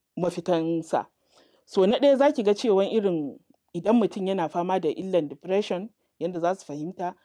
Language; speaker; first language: Hausa; native; Hausa